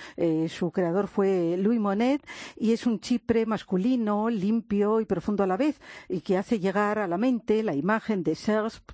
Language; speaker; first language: Spanish; native; Spanish